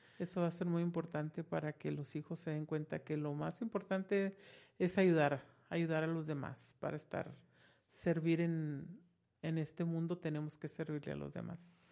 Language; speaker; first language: Spanish; native; Spanish